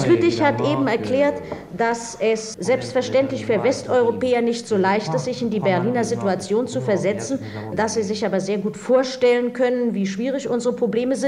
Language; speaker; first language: German; native; German